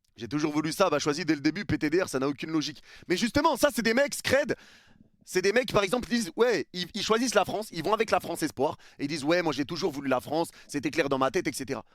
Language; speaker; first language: French; early bilingual, other home language; Arabic